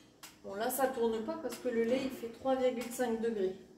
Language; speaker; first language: French; native; French